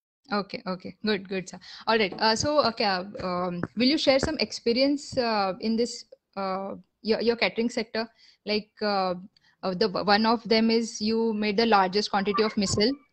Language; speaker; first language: English; non-native, local second language; Marathi